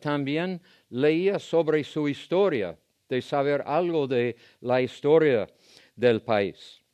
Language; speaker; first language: Spanish; non-native, fluent; English